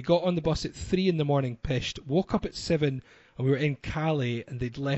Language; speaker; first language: English; native; English